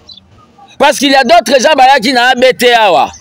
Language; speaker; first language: French; non-native, local second language; Lingala